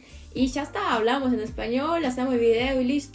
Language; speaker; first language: Spanish; non-native, fluent; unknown